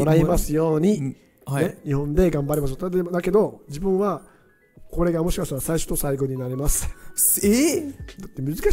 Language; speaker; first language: Japanese; non-native, fluent; Arabic